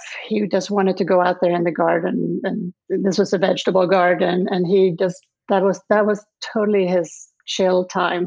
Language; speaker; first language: English; non-native, fluent; Swedish